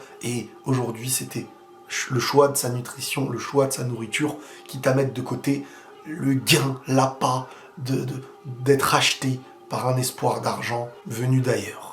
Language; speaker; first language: French; native; French